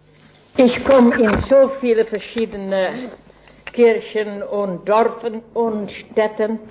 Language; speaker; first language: German; non-native, fluent; Dutch